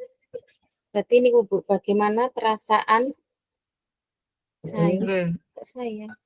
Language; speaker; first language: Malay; non-native, local second language; Javanese